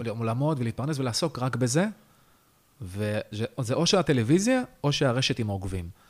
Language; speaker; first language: Hebrew; native; Hebrew